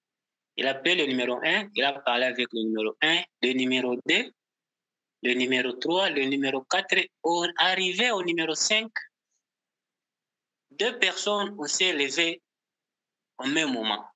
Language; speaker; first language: French; non-native, local second language; Portuguese